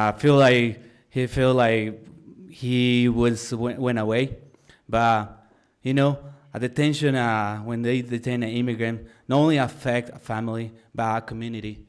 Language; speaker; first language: English; non-native, learner; Spanish